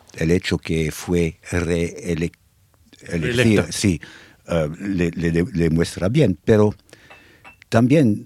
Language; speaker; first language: Spanish; non-native, fluent; English